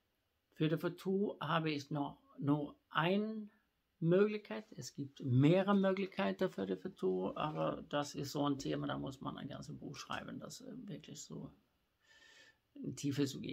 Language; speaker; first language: German; non-native, fluent; Swedish